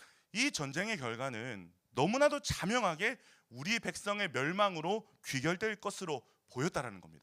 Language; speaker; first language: Korean; native; Korean